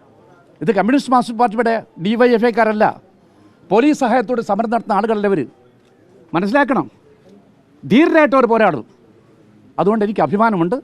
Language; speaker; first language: Malayalam; native; Malayalam